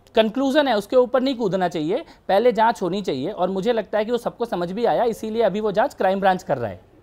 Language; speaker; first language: Hindi; native; Hindi